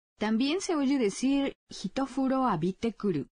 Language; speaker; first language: Spanish; native; Spanish